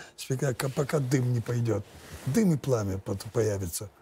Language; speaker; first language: Russian; non-native, fluent; Lithuanian